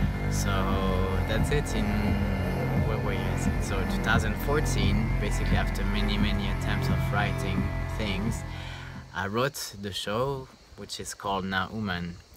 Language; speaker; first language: English; non-native, fluent; French